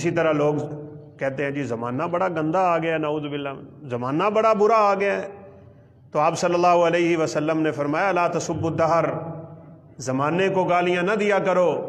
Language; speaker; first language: Urdu; non-native, local second language; Punjabi